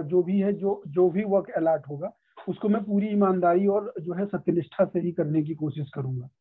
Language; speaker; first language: Hindi; native; Hindi